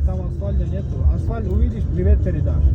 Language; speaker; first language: Russian; non-native, local second language; Tajik